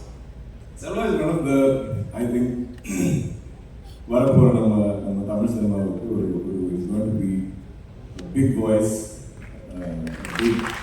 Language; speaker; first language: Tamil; non-native, fluent; Malayalam